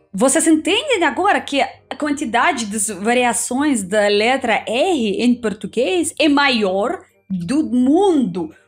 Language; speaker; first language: Portuguese; non-native, fluent; Russian